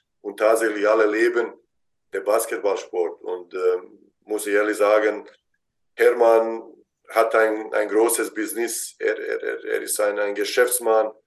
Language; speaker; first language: German; non-native, fluent; Bosnian